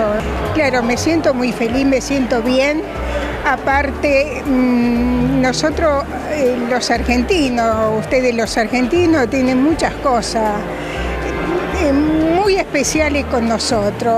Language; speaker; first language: Spanish; non-native, fluent; Italian